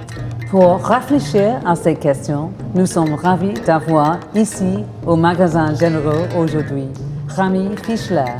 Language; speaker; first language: French; non-native, fluent; English